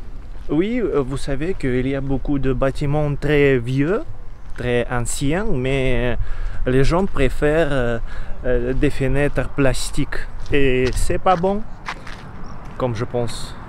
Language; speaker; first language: French; non-native, learner; Russian